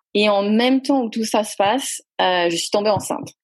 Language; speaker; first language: French; native; French